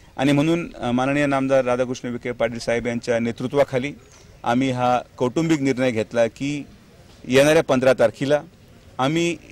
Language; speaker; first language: Marathi; native; Marathi